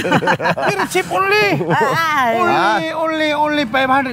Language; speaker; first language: English; non-native, learner; Cebuano